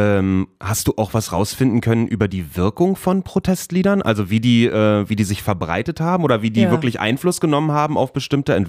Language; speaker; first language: German; native; German